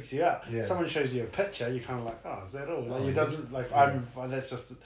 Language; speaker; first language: English; native; English